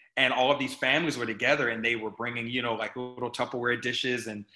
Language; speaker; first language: English; native; English